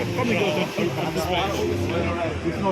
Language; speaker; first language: English; non-native, learner; German